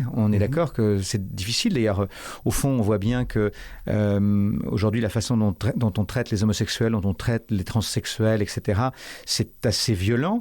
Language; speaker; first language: French; native; French